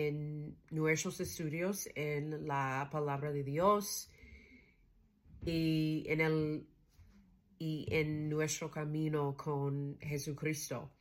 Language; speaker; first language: Spanish; non-native, learner; English